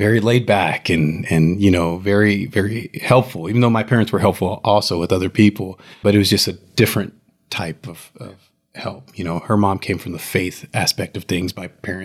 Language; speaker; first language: English; native; English